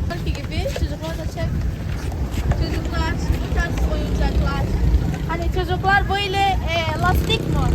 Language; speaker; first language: Turkish; non-native, fluent; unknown